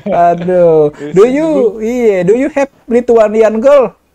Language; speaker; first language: English; non-native, learner; Indonesian